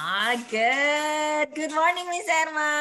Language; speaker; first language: English; non-native, fluent; Indonesian